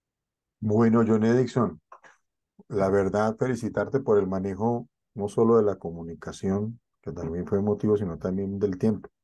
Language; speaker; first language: Spanish; native; Spanish